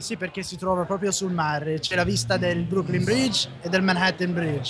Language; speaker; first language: Italian; non-native, fluent; English